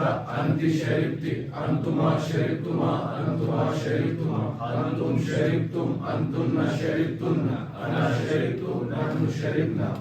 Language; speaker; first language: Arabic; non-native, learner; Urdu